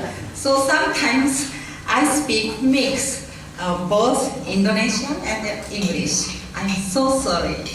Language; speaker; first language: English; non-native, learner; Japanese